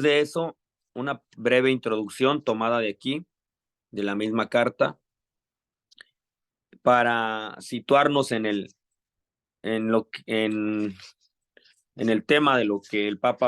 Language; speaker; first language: Spanish; native; Spanish